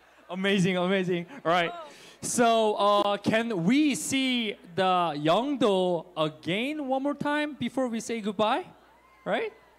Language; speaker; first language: English; non-native, fluent; Korean